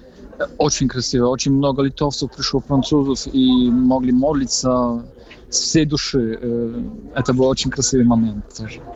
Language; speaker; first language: Russian; non-native, fluent; Polish